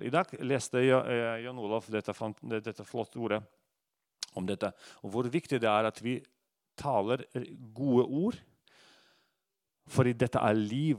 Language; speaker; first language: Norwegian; non-native, fluent; Russian